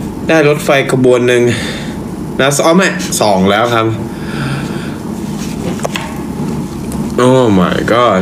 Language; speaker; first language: Thai; early bilingual, heritage; Thai